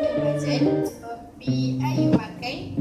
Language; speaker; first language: Arabic; non-native, learner; Malay